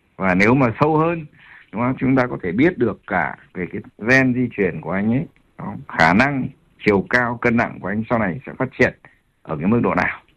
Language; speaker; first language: Vietnamese; native; Vietnamese